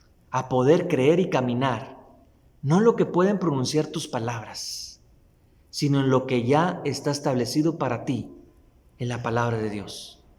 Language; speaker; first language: Spanish; native; Spanish